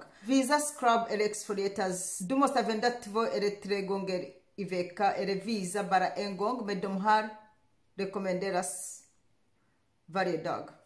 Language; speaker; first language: Swedish; non-native, learner; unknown